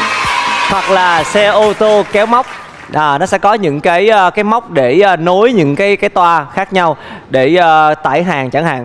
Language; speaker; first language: Vietnamese; native; Vietnamese